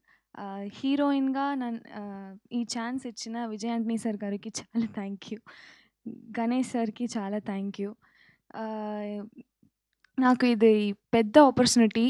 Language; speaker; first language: Telugu; non-native, learner; Tamil